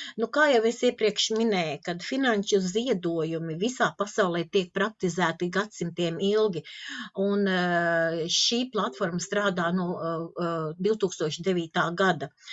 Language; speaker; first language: Latvian; non-native, local second language; Russian